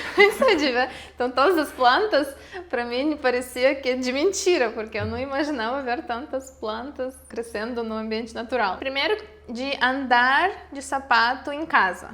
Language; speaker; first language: Portuguese; non-native, fluent; Russian